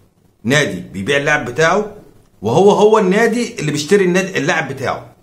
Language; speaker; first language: Arabic; native; Arabic